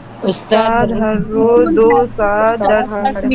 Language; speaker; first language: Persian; non-native, learner; Urdu